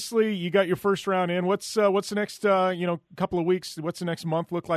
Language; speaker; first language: English; native; English